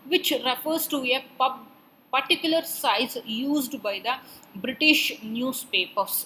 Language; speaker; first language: English; non-native, local second language; Kannada